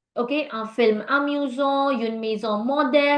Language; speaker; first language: French; non-native, fluent; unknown